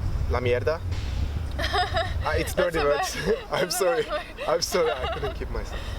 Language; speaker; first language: English; non-native, learner; Turkish